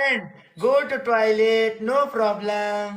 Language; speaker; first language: English; non-native, learner; Pashto